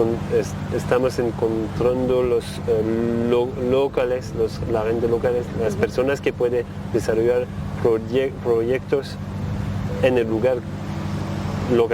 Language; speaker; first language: Spanish; non-native, learner; French